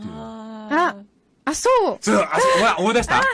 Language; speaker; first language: Japanese; non-native, fluent; English